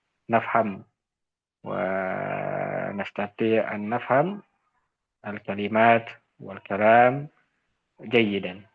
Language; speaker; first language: Arabic; non-native, fluent; Indonesian